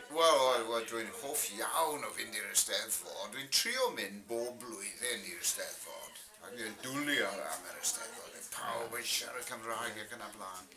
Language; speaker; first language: Welsh; non-native, local second language; English